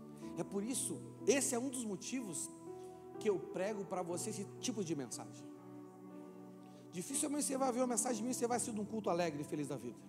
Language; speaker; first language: Portuguese; native; Portuguese